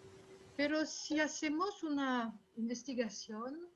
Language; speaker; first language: Spanish; non-native, fluent; French